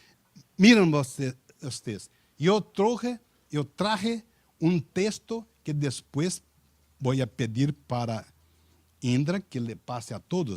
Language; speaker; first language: Spanish; non-native, learner; Portuguese